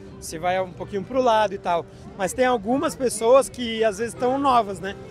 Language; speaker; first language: Portuguese; native; Portuguese